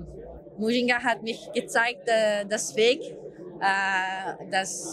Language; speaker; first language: German; non-native, local second language; Italian